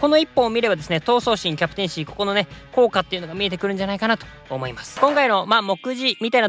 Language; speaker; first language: Japanese; native; Japanese